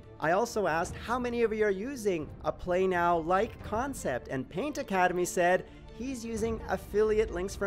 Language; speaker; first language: English; native; English